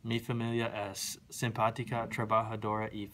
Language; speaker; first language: Spanish; non-native, learner; English